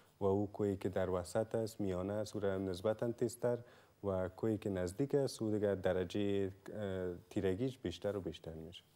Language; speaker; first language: Persian; native; Persian